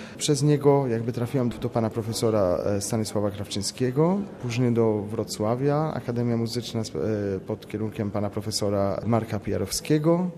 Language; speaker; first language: Polish; non-native, fluent; French